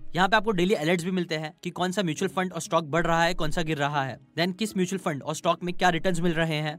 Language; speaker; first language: Hindi; native; Hindi